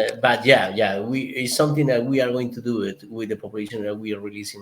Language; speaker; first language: English; non-native, learner; Spanish